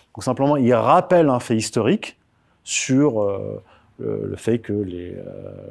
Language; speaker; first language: French; early bilingual, other home language; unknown